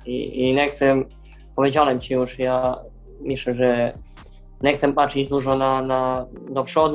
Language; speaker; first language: Polish; non-native, learner; Serbian